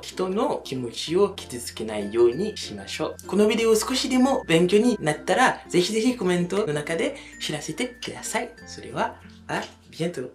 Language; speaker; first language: Japanese; non-native, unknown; French